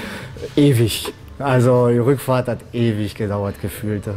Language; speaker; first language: German; native; German